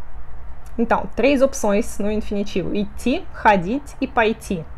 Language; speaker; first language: Portuguese; non-native, fluent; Russian